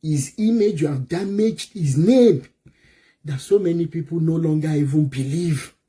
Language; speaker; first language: English; non-native, local second language; Yoruba